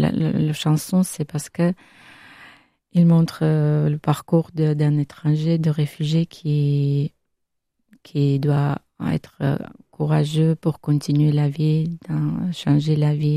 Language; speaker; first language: French; non-native, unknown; Armenian